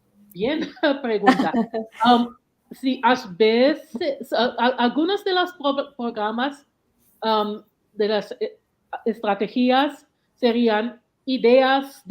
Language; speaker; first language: Spanish; non-native, learner; English